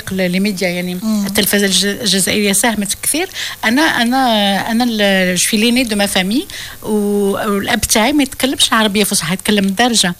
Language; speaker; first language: French; non-native, local second language; Arabic